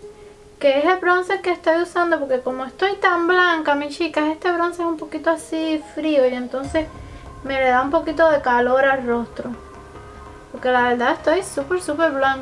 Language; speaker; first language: Spanish; native; Spanish